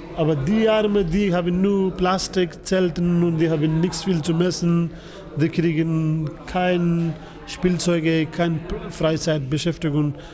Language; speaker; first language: German; non-native, fluent; Persian